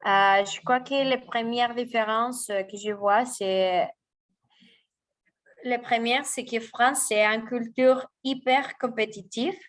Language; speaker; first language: French; non-native, fluent; Spanish